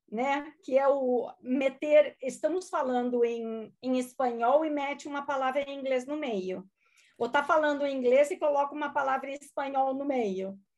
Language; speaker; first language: Portuguese; non-native, local second language; German